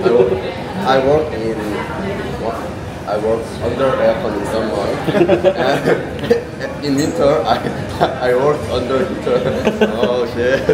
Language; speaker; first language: English; non-native, learner; Korean